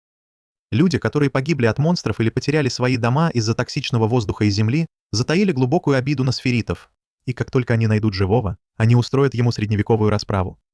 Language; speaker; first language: Russian; native; Russian